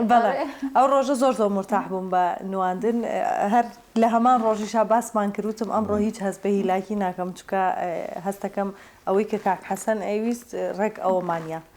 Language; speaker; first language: Central Kurdish; native; Central Kurdish